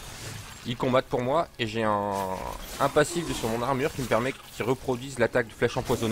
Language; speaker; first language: French; native; French